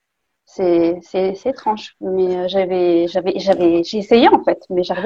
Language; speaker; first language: French; native; French